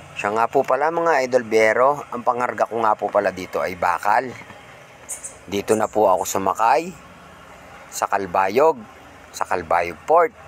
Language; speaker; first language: Filipino; non-native, local second language; Pampanga